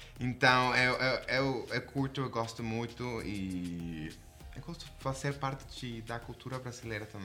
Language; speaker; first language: Portuguese; non-native, fluent; Spanish